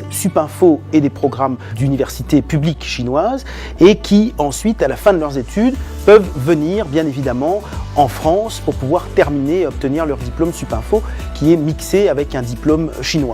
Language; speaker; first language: French; native; French